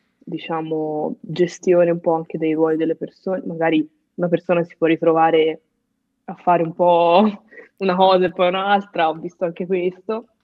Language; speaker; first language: Italian; native; Italian